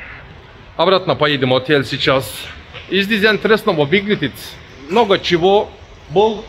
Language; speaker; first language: Russian; non-native, learner; Turkish